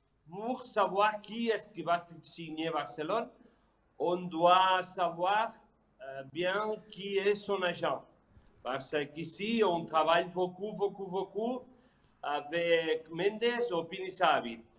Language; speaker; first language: French; non-native, fluent; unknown